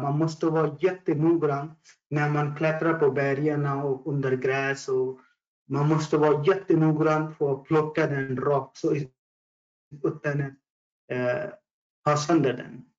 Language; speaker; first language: Swedish; non-native, fluent; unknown